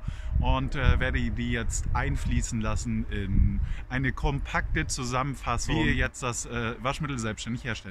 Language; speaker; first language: German; native; German